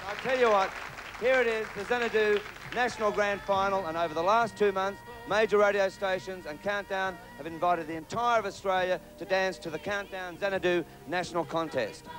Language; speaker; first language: English; native; English